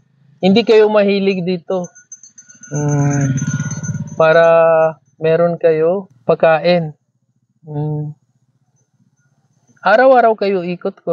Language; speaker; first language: Filipino; non-native, learner; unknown